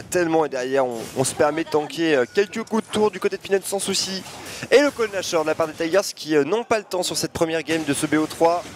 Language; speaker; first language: French; native; French